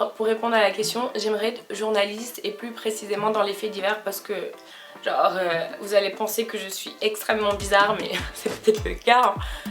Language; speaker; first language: French; native; French